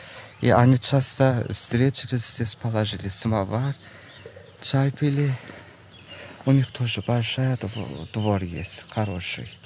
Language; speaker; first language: Russian; non-native, local second language; Azerbaijani